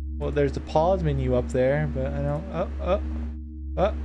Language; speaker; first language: English; native; English